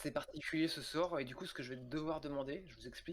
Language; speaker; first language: French; native; French